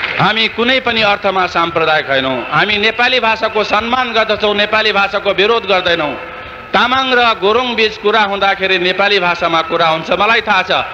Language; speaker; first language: Nepali; non-native, local second language; Newari